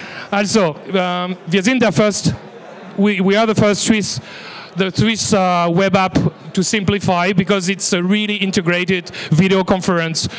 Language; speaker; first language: English; non-native, fluent; French